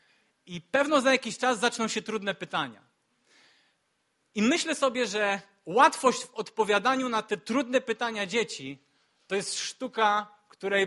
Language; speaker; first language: Polish; native; Polish